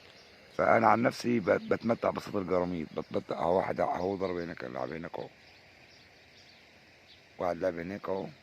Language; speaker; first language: Arabic; native; Arabic